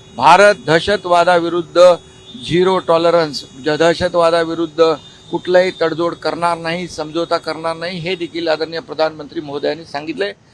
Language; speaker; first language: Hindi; non-native, local second language; Marathi